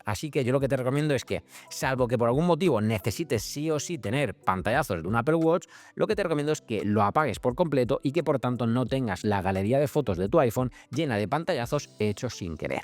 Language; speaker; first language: Spanish; native; Spanish